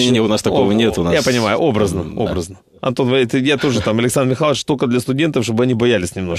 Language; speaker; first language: Russian; native; Russian